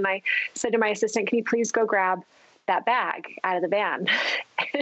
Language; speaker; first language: English; native; English